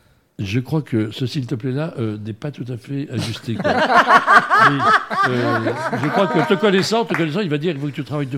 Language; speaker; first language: French; native; French